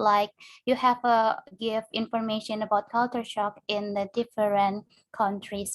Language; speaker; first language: English; non-native, learner; Indonesian